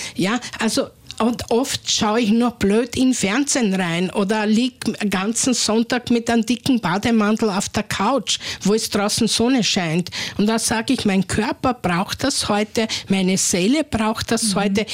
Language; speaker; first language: German; non-native, fluent; Slovenian